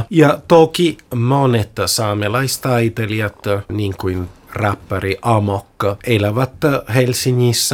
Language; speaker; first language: Finnish; non-native, fluent; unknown